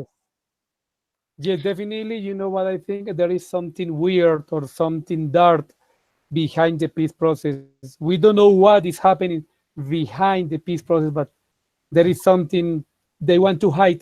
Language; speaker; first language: English; non-native, fluent; Spanish